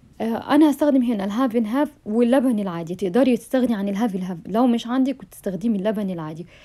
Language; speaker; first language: Arabic; native; Arabic